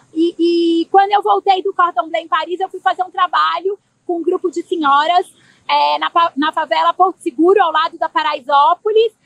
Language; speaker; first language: Portuguese; native; Portuguese